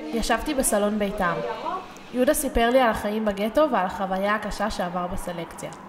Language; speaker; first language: Hebrew; native; Hebrew